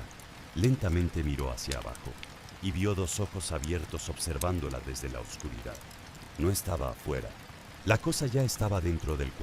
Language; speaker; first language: Spanish; native; Spanish